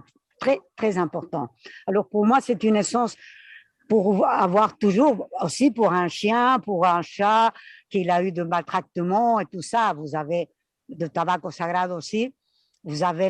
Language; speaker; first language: French; non-native, fluent; Spanish